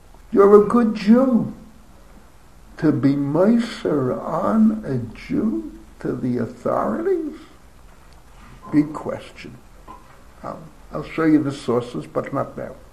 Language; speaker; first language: English; native; English